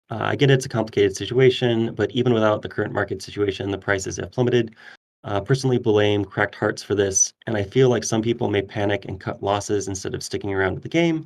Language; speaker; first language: English; native; English